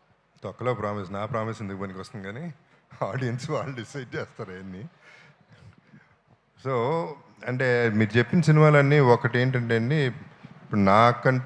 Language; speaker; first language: Telugu; native; Telugu